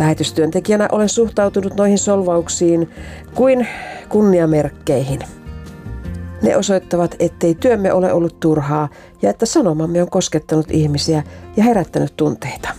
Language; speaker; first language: Finnish; native; Finnish